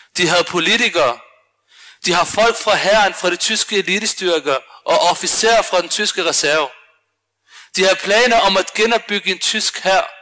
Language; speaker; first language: Danish; early bilingual, other home language; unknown